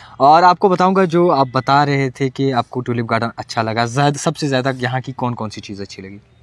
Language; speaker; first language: Hindi; non-native, local second language; Kashmiri